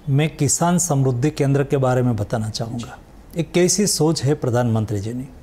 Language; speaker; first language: Hindi; non-native, local second language; Gujarati